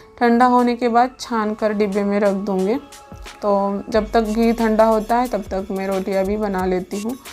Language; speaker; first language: Hindi; non-native, local second language; Marathi